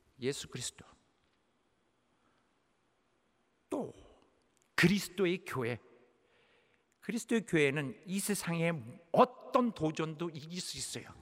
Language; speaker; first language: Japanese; non-native, fluent; Korean